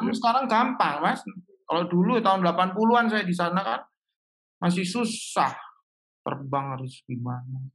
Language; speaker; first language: Indonesian; native; Indonesian